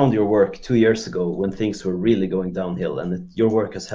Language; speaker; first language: English; non-native, fluent; Norwegian